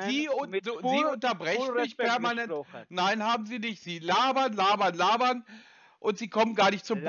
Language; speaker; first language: German; native; German